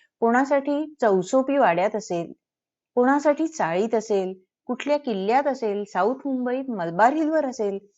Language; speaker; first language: Marathi; early bilingual, heritage; Marathi